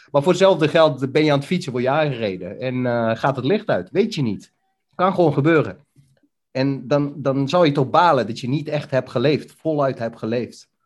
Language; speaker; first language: Dutch; early bilingual, other home language; Bosnian